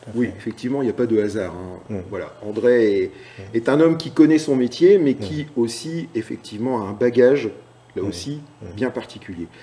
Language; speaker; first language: French; native; French